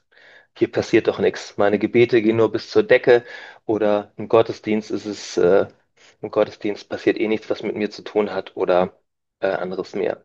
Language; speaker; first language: German; native; German